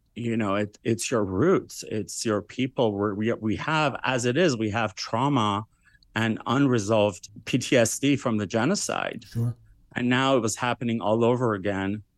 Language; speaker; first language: English; early bilingual, other home language; Armenian